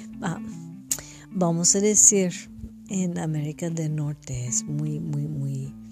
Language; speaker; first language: Spanish; non-native, fluent; French